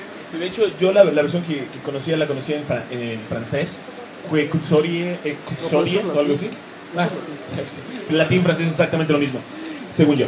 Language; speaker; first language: Spanish; native; Spanish